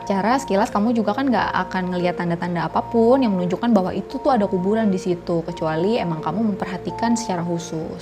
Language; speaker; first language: Indonesian; native; Indonesian